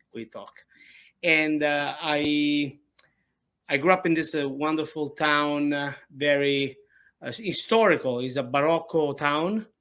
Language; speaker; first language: English; non-native, learner; Italian